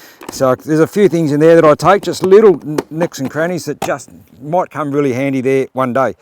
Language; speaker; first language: English; native; English